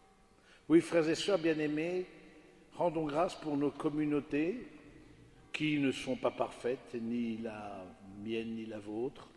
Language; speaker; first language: French; native; French